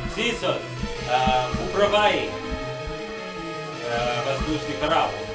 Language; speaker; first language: Russian; non-native, learner; English